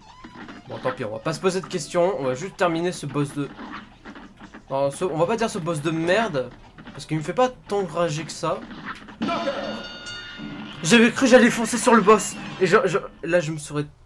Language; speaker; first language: French; native; French